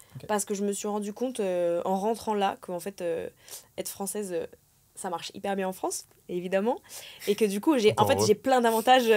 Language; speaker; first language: French; native; French